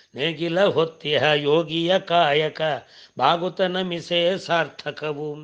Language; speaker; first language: Kannada; non-native, local second language; Tamil